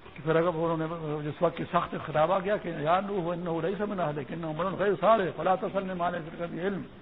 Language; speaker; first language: Urdu; non-native, local second language; Pashto